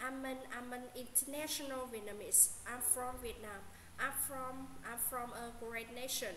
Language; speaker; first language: English; non-native, learner; Vietnamese